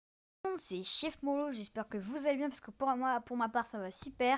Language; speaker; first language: French; native; French